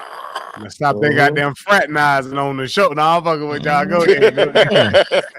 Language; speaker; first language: English; native; English